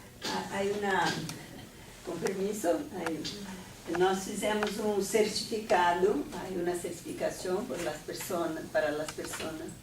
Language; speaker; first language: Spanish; non-native, fluent; Portuguese